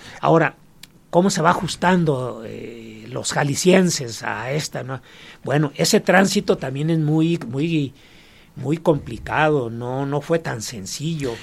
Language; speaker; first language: Spanish; native; Spanish